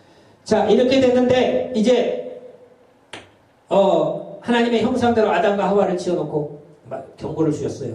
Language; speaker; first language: Korean; native; Korean